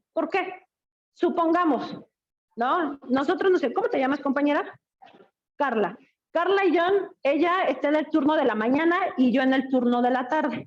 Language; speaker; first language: Spanish; native; Spanish